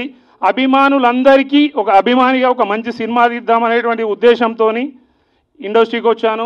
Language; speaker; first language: Telugu; native; Telugu